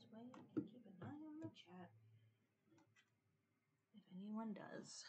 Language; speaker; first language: English; native; English